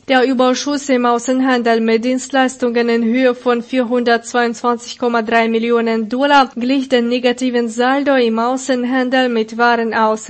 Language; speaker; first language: German; non-native, fluent; Russian